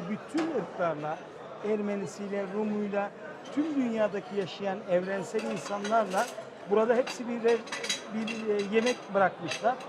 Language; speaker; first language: Turkish; native; Turkish